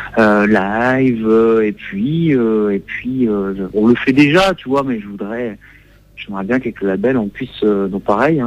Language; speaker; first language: French; native; French